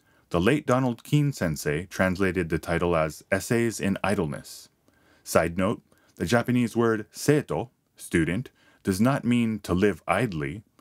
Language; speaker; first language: English; early bilingual, other home language; Japanese